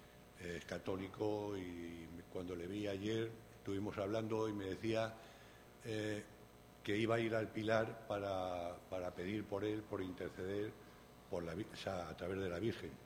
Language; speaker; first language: Spanish; native; Spanish